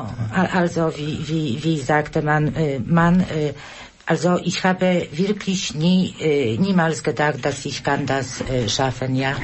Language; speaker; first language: German; non-native, learner; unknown